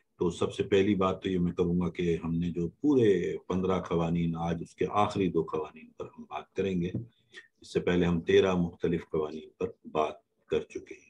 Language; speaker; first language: Urdu; native; Urdu